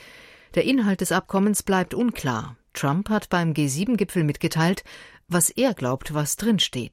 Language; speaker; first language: German; native; German